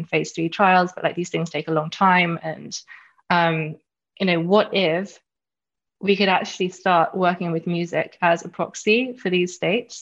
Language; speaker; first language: English; native; English